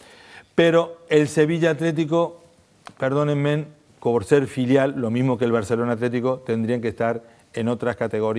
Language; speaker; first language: Spanish; native; Spanish